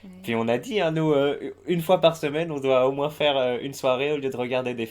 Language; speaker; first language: French; native; French